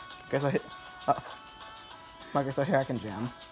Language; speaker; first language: English; native; English